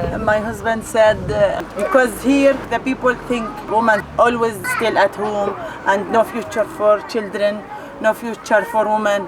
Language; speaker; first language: English; non-native, learner; Arabic